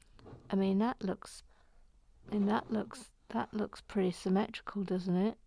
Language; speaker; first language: English; native; English